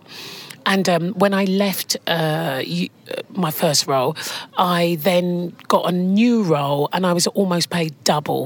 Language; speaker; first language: English; native; English